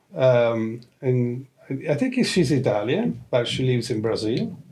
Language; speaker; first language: English; non-native, fluent; Italian